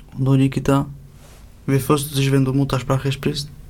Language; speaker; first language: German; native; German